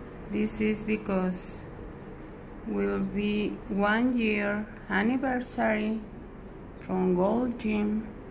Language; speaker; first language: English; non-native, learner; Spanish